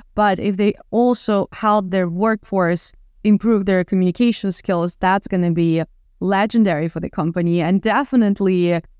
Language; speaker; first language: English; non-native, fluent; Russian